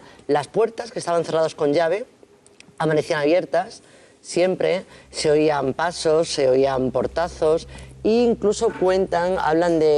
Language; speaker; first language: Spanish; native; Spanish